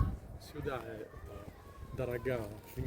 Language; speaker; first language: Russian; non-native, learner; Polish